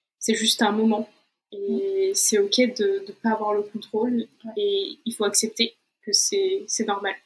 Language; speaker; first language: French; non-native, fluent; Portuguese